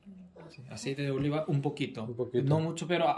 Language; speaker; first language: Spanish; non-native, fluent; Korean